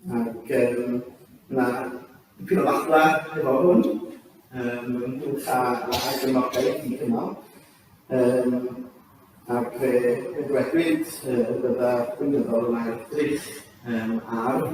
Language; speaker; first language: Welsh; native; Welsh